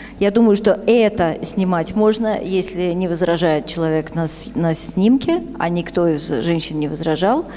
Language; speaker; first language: Russian; native; Russian